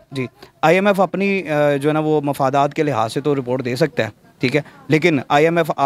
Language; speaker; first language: Urdu; native; Urdu